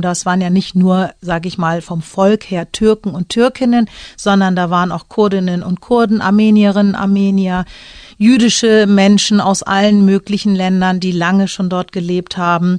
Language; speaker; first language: German; early bilingual, other home language; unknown